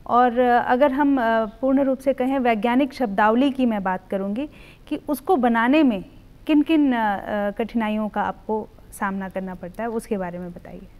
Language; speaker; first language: Hindi; native; Hindi